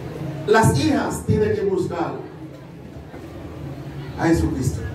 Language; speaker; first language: Spanish; non-native, learner; Haitian Creole